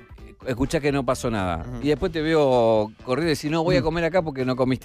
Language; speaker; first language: Spanish; native; Spanish